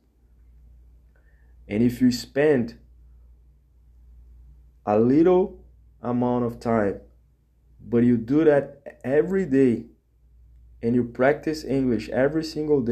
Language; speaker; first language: English; non-native, fluent; Portuguese